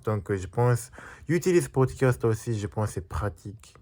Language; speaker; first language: French; non-native, learner; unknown